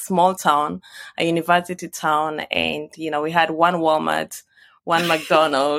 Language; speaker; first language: English; non-native, local second language; Swahili